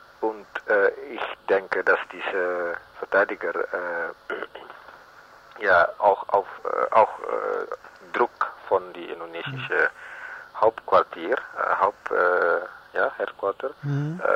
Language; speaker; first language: German; non-native, learner; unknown